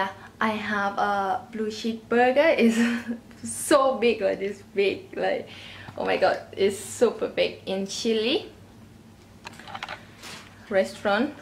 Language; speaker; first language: English; non-native, learner; Thai